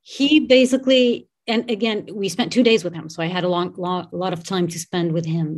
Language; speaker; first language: English; non-native, fluent; Portuguese